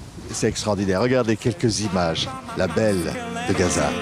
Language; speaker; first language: French; native; French